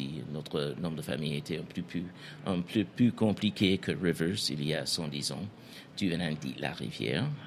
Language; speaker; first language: French; non-native, fluent; English